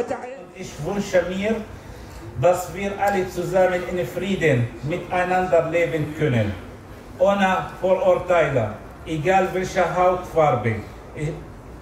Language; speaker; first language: German; non-native, learner; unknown